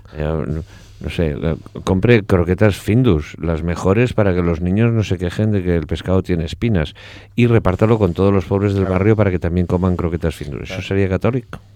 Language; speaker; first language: Spanish; non-native, local second language; Catalan